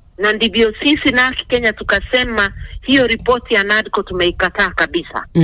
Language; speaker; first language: Swahili; non-native, local second language; Kikuyu